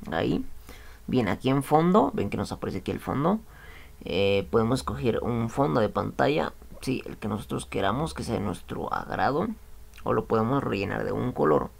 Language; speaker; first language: Spanish; native; Spanish